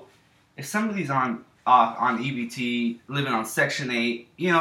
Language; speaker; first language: English; native; English